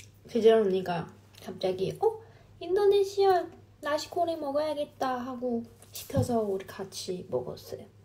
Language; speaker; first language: Korean; non-native, fluent; Chinese